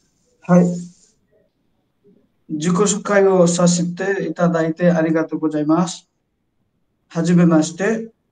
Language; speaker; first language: Japanese; non-native, learner; Nepali